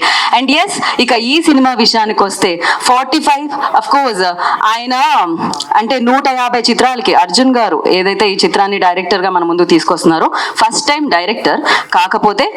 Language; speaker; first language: Telugu; native; Telugu